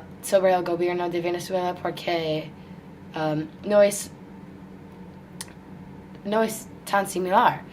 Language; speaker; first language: Spanish; non-native, learner; English